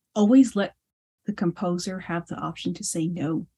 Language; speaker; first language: English; early bilingual, other home language; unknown